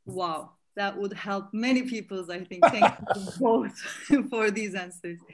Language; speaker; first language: English; non-native, fluent; Turkish